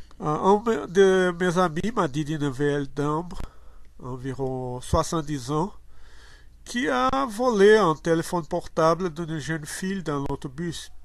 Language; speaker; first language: French; non-native, learner; Portuguese